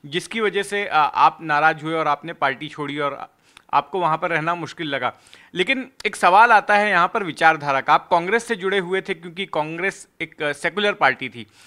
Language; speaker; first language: Hindi; native; Hindi